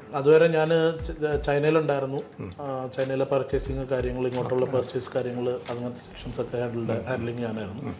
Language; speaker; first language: Malayalam; early bilingual, heritage; Malayalam